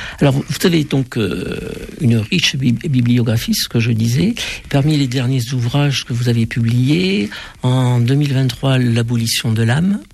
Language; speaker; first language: French; native; French